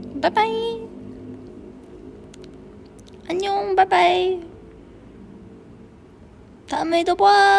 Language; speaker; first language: Korean; non-native, fluent; Chinese